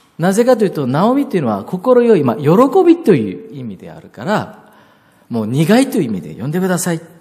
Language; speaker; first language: Japanese; non-native, fluent; Korean